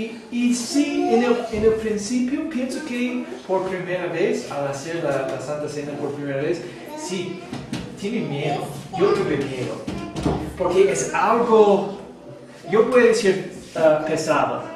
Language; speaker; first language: Spanish; non-native, fluent; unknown